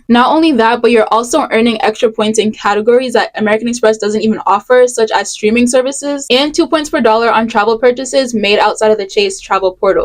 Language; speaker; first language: English; native; English